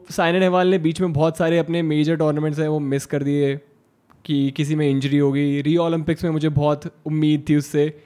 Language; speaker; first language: Hindi; native; Hindi